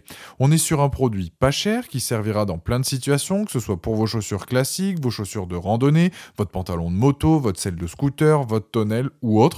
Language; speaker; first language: French; native; French